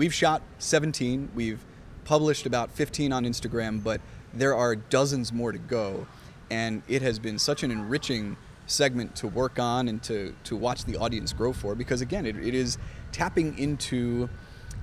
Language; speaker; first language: English; native; English